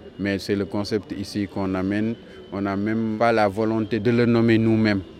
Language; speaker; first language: French; non-native, local second language; Wolof